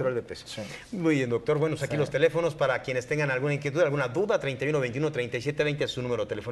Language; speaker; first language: Spanish; native; Spanish